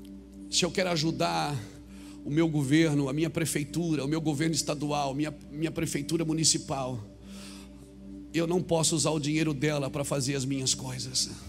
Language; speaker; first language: Portuguese; native; Portuguese